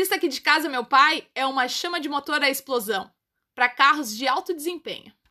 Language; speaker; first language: Portuguese; native; Portuguese